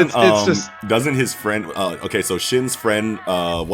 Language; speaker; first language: English; native; English